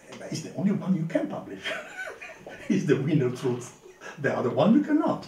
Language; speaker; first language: English; non-native, fluent; Italian